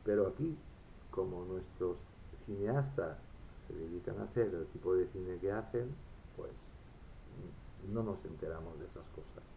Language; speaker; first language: Spanish; native; Spanish